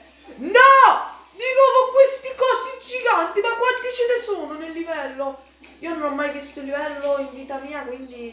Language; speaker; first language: Italian; native; Italian